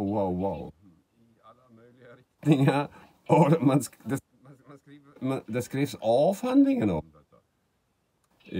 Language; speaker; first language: Swedish; non-native, fluent; German